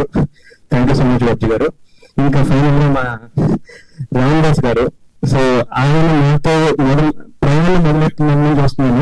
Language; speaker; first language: Telugu; native; Telugu